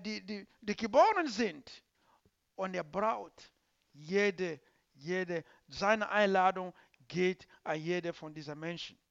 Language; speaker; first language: German; non-native, learner; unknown